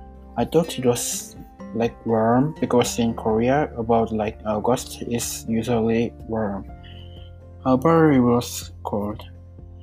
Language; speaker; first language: English; non-native, learner; Korean